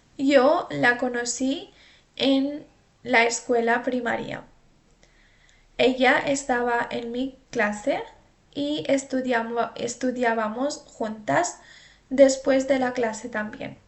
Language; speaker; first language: Spanish; non-native, fluent; Urdu